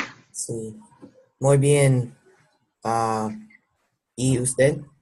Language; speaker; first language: Spanish; non-native, learner; English